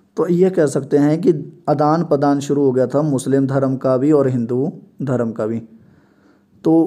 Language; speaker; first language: Hindi; non-native, local second language; Punjabi